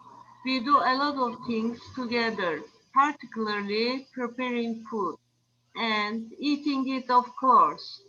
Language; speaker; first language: English; non-native, learner; Turkish